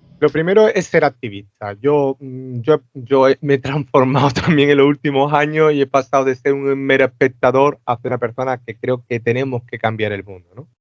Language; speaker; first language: Spanish; native; Spanish